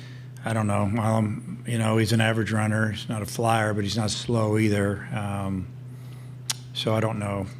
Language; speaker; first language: English; native; English